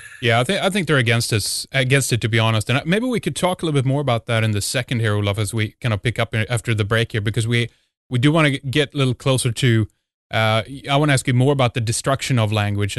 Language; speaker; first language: English; non-native, fluent; Swedish